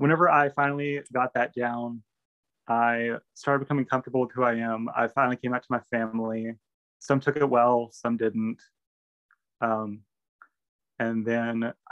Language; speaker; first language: English; native; English